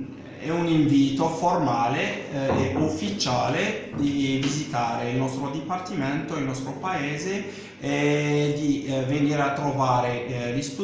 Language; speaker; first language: Italian; non-native, fluent; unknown